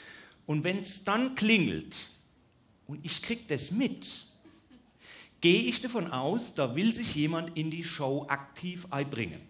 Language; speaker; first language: German; native; German